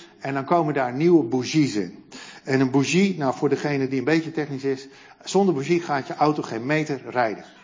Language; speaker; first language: Dutch; native; Dutch